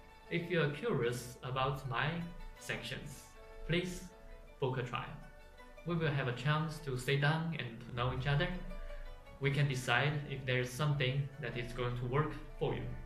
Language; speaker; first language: English; non-native, fluent; Chinese